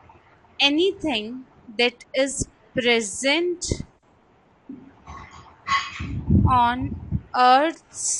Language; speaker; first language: English; non-native, local second language; Hindi